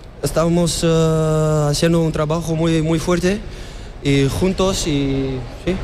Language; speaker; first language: Spanish; non-native, learner; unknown